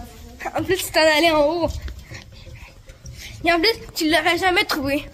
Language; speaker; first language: French; native; French